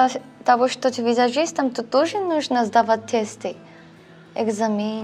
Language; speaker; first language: Russian; non-native, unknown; Korean